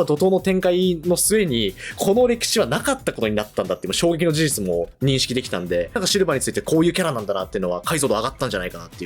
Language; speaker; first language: Japanese; native; Japanese